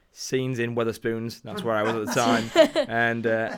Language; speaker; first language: English; native; English